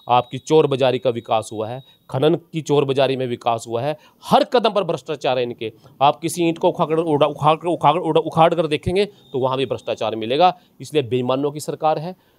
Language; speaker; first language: Hindi; native; Hindi